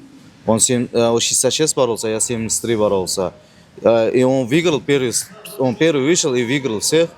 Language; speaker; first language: Russian; non-native, learner; Uzbek